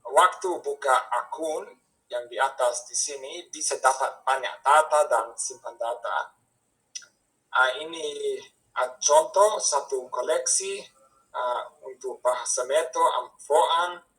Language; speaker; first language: Indonesian; non-native, fluent; English